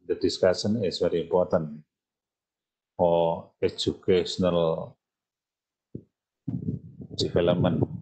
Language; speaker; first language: English; non-native, fluent; Indonesian